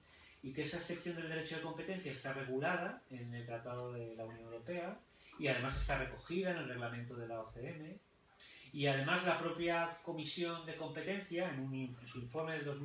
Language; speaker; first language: Spanish; native; Spanish